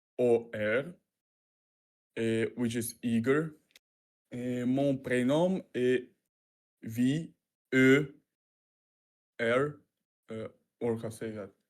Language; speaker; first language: French; non-native, learner; Russian